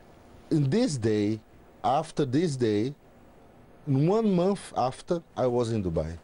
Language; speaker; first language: English; non-native, learner; Portuguese